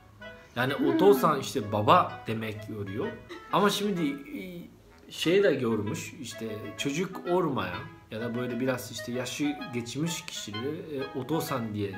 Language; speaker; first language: Turkish; non-native, fluent; Japanese